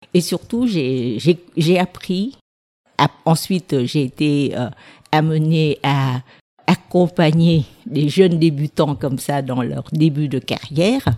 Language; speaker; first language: French; non-native, fluent; Vietnamese